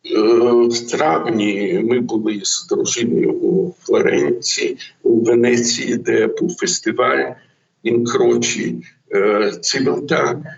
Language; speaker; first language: Ukrainian; non-native, local second language; Russian